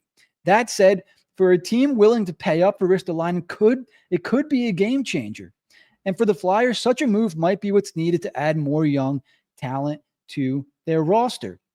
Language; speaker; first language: English; native; English